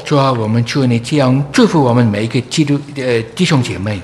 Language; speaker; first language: Chinese; non-native, fluent; English